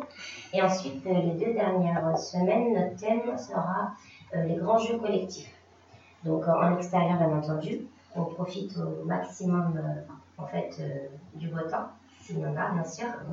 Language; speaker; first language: French; native; French